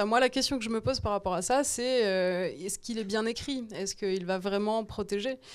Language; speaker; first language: French; native; French